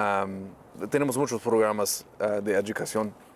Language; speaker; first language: Spanish; non-native, learner; English